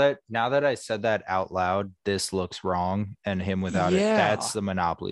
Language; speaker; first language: English; native; English